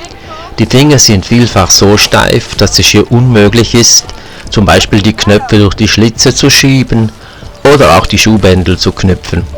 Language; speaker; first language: German; native; German